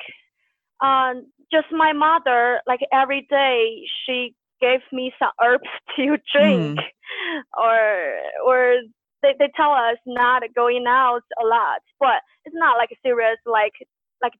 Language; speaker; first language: English; non-native, fluent; Chinese